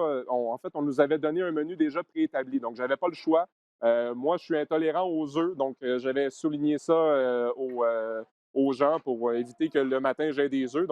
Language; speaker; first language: French; native; French